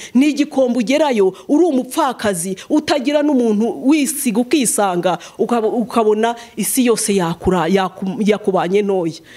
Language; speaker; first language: Kinyarwanda; native; Kinyarwanda